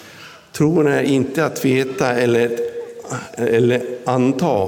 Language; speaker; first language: Swedish; non-native, local second language; Finnish